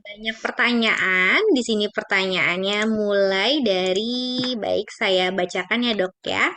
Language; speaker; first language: Indonesian; native; Indonesian